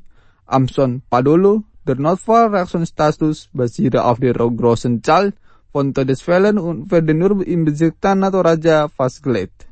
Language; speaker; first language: German; non-native, fluent; Indonesian